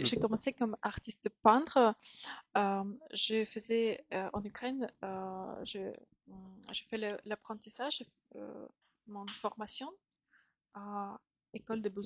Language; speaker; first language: French; non-native, fluent; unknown